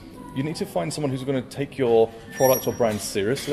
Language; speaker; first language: English; native; English